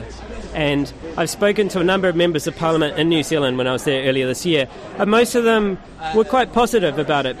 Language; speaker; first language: English; native; English